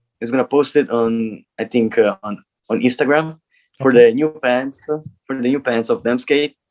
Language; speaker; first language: English; non-native, learner; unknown